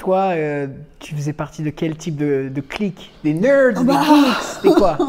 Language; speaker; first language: French; native; French